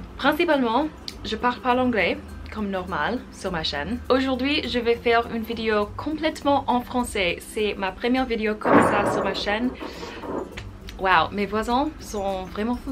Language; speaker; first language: French; non-native, fluent; English